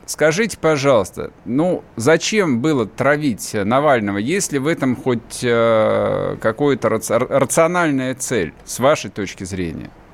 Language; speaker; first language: Russian; native; Russian